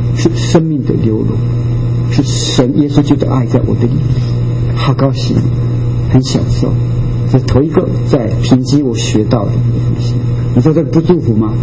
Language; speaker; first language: Chinese; non-native, local second language; Japanese